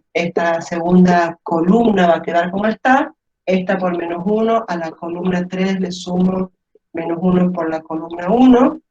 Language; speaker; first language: Spanish; native; Spanish